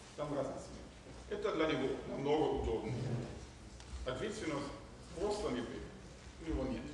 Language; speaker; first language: Russian; non-native, fluent; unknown